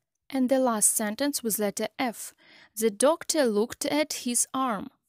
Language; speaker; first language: English; non-native, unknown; Ukrainian